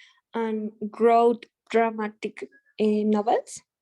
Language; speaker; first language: English; non-native, learner; Spanish